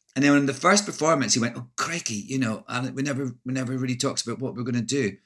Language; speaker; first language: English; native; English